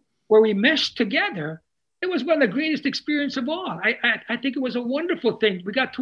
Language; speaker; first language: English; non-native, fluent; Italian